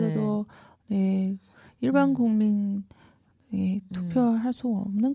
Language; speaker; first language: Korean; non-native, learner; Chinese